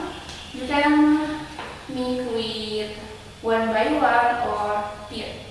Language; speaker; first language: English; non-native, learner; Indonesian